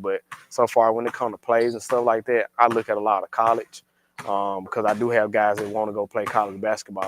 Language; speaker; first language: English; native; English